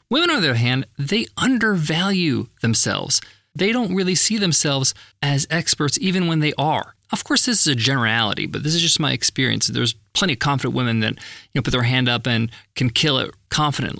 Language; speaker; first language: English; native; English